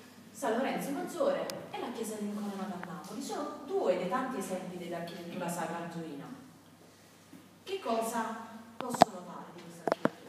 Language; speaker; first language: Italian; native; Italian